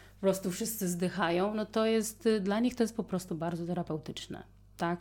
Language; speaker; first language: Polish; non-native, fluent; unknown